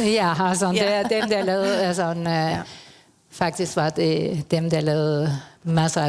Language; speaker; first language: Danish; non-native, fluent; Spanish